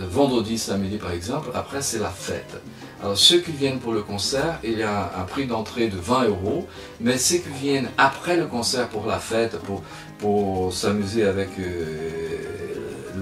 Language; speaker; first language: French; non-native, fluent; Spanish